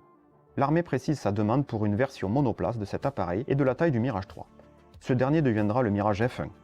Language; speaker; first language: French; native; French